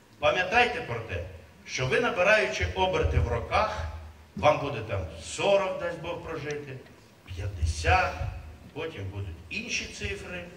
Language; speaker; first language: Ukrainian; native; Ukrainian